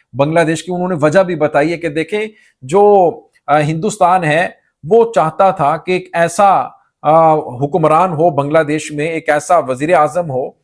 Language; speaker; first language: Urdu; native; Urdu